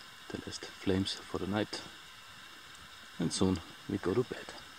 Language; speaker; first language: English; non-native, fluent; German